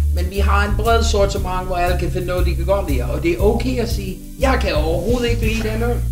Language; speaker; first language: Danish; non-native, fluent; English